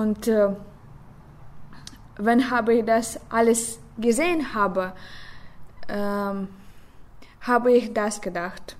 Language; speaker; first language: German; non-native, learner; Russian